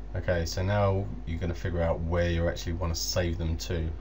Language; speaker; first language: English; native; English